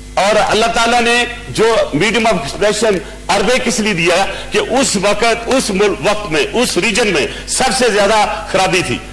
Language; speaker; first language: Urdu; non-native, local second language; Punjabi